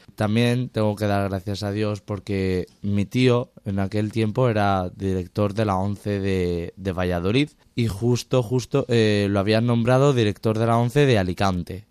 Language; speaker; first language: Spanish; native; Spanish